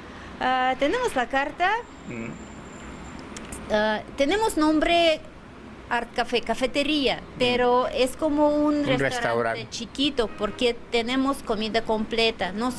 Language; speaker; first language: Spanish; non-native, learner; Russian